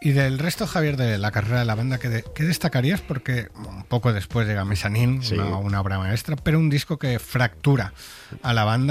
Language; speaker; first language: Spanish; native; Spanish